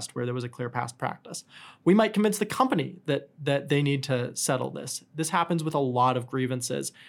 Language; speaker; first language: English; native; English